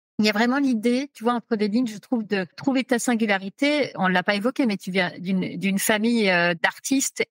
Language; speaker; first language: French; native; French